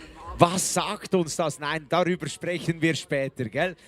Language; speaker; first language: German; native; German